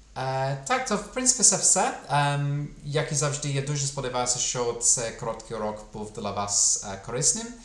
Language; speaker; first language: Ukrainian; non-native, fluent; English